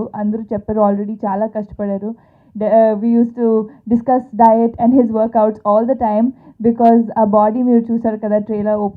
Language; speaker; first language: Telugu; non-native, learner; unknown